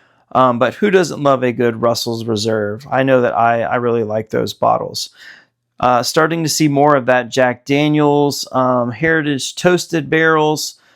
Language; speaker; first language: English; native; English